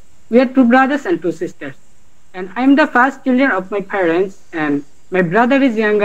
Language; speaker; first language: English; non-native, learner; Bangla